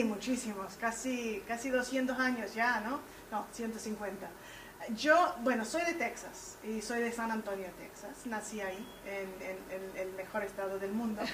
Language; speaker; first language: Spanish; early bilingual, heritage; Spanish